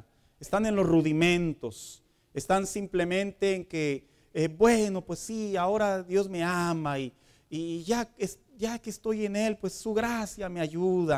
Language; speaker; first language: Spanish; native; Spanish